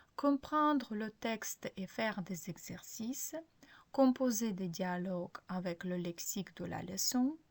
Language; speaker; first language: French; non-native, fluent; Ukrainian